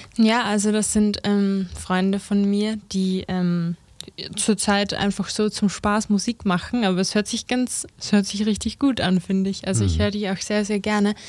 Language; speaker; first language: German; native; German